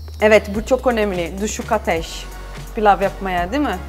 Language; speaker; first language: Turkish; non-native, learner; Portuguese